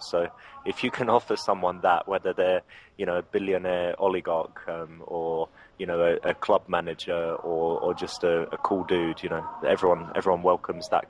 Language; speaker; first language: English; native; English